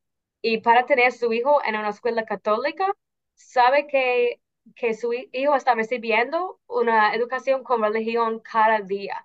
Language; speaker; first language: Spanish; non-native, fluent; English